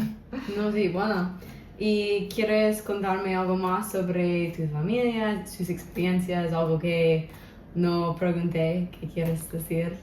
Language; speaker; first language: Spanish; non-native, local second language; English